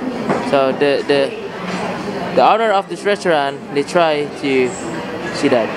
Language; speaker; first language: English; non-native, learner; Indonesian